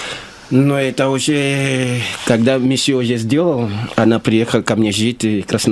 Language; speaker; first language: Russian; non-native, learner; Lingala